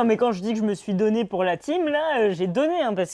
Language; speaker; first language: French; native; French